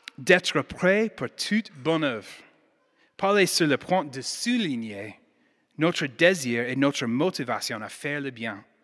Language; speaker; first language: French; non-native, fluent; English